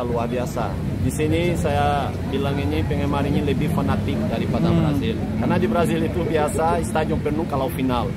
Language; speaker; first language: Indonesian; non-native, fluent; Portuguese